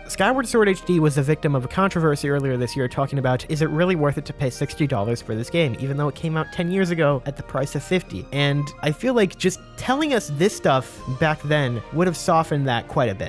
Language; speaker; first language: English; native; English